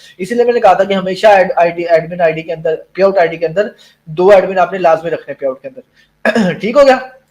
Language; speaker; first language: Urdu; non-native, local second language; Punjabi